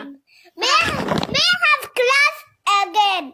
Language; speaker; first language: English; non-native, learner; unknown